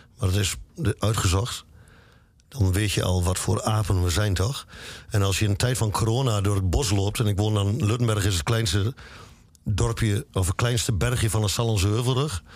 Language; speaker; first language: Dutch; native; Dutch